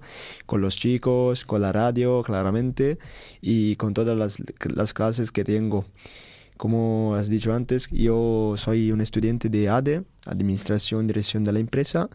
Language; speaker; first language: Spanish; non-native, learner; Italian